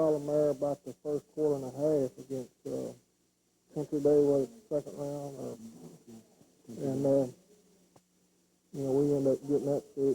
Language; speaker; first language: English; native; English